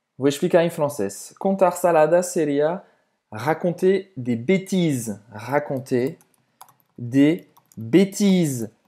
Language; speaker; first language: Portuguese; non-native, fluent; French